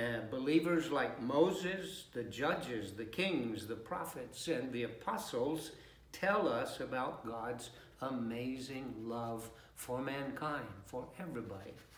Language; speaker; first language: English; native; English